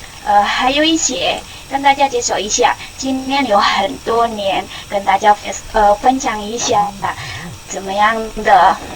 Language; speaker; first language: Chinese; non-native, learner; Indonesian